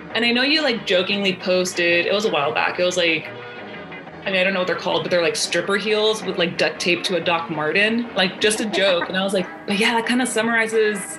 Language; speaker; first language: English; native; English